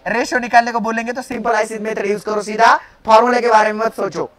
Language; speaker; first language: Hindi; non-native, local second language; Marathi